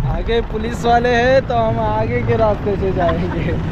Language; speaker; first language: Hindi; non-native, local second language; Marathi